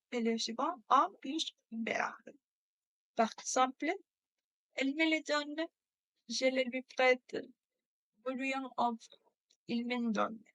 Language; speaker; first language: French; non-native, learner; Spanish